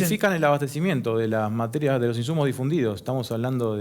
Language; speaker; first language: Spanish; native; Spanish